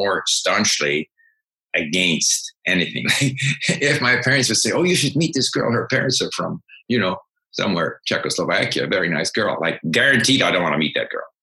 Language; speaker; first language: English; native; English